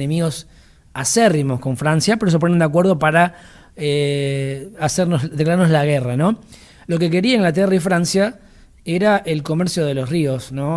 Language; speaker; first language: Spanish; native; Spanish